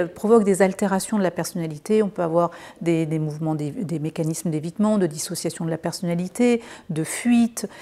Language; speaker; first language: French; native; French